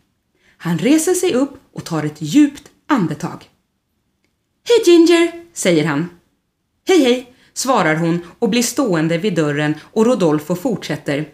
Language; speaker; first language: Swedish; native; Swedish